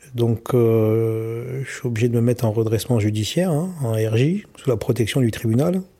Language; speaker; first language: French; native; French